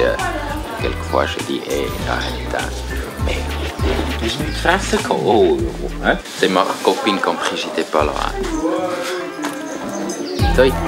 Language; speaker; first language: French; non-native, learner; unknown